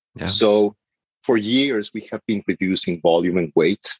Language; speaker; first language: English; non-native, fluent; Spanish